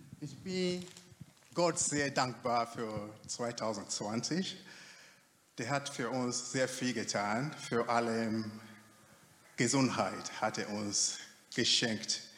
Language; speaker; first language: German; non-native, fluent; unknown